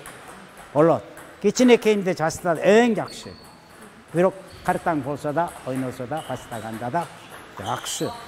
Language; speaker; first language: Kyrgyz; non-native, learner; Korean